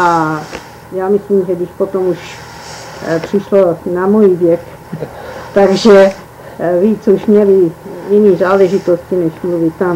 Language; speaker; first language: Czech; early bilingual, heritage; Czech